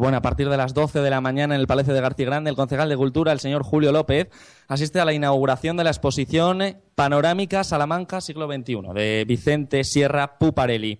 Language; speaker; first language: Spanish; native; Spanish